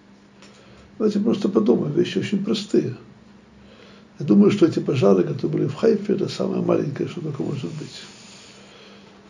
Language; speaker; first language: Russian; native; Russian